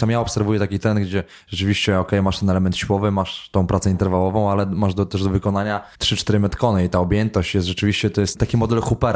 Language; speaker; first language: Polish; native; Polish